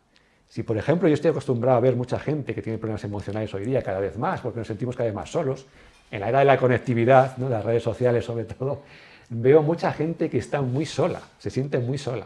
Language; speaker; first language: Spanish; native; Spanish